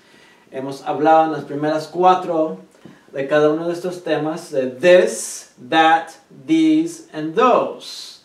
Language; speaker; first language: Spanish; early bilingual, heritage; Spanish